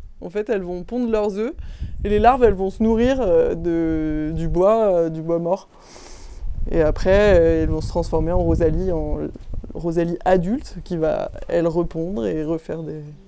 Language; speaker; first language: French; native; French